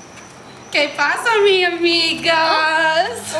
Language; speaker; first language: Spanish; non-native, learner; English